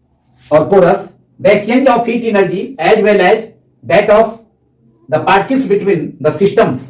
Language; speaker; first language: English; non-native, local second language; Hindi